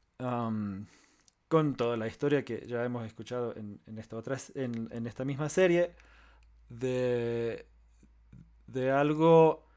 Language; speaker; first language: Spanish; non-native, fluent; English